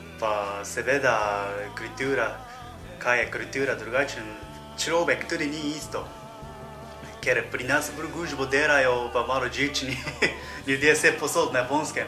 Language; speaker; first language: Slovenian; non-native, learner; Japanese